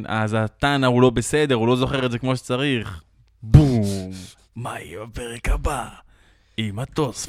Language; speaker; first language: Hebrew; native; Hebrew